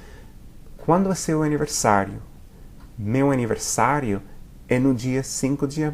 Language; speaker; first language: Portuguese; non-native, fluent; English